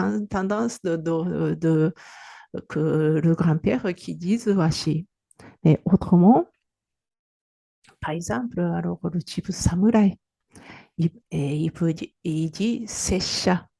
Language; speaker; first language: French; non-native, fluent; Japanese